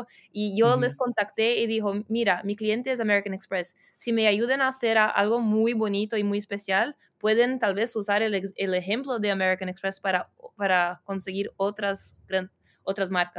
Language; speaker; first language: Spanish; non-native, fluent; Portuguese